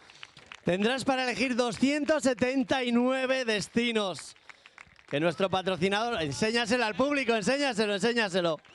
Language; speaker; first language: Spanish; native; Spanish